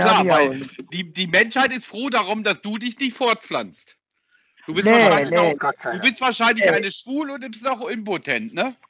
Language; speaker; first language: German; native; German